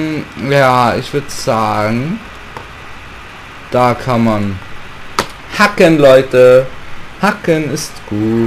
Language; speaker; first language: German; native; German